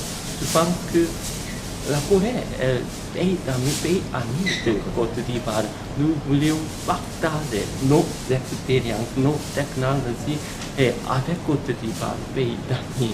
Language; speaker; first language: French; non-native, learner; Korean